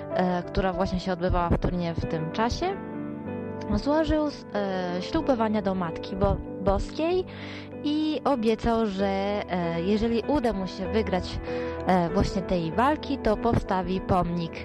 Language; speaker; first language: Polish; early bilingual, other home language; Italian